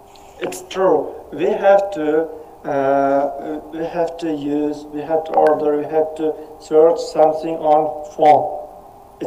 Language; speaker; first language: English; non-native, learner; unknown